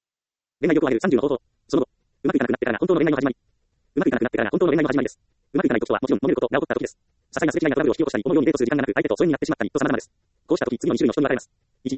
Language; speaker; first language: Japanese; native; Japanese